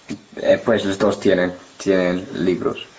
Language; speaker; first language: Spanish; non-native, learner; English